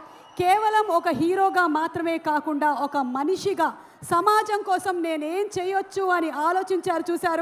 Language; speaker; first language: Telugu; native; Telugu